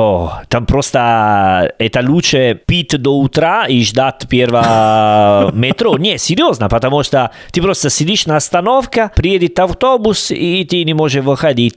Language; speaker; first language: Russian; non-native, learner; Italian